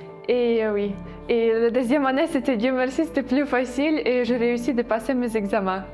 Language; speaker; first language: French; non-native, fluent; Ukrainian